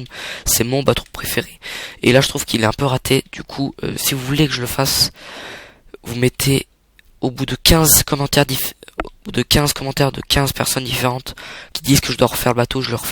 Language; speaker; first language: French; native; French